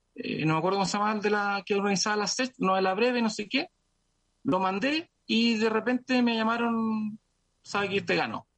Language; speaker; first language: Spanish; native; Spanish